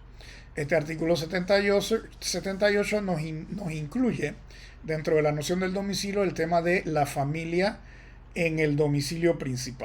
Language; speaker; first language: Spanish; native; Spanish